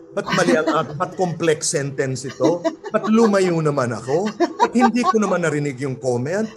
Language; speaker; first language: Filipino; native; Filipino